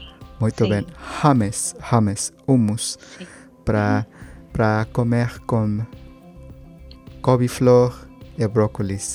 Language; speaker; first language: Portuguese; non-native, learner; Spanish